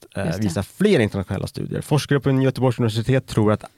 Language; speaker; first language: Swedish; native; Swedish